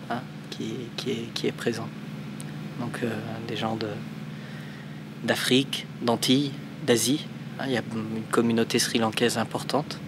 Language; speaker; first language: French; native; French